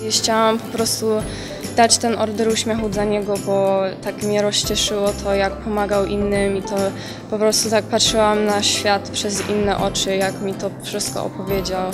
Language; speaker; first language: Polish; early bilingual, heritage; Polish